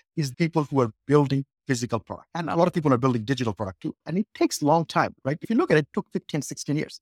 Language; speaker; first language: English; non-native, local second language; Bangla